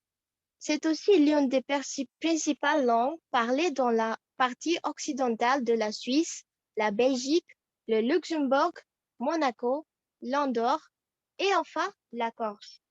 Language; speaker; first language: French; non-native, fluent; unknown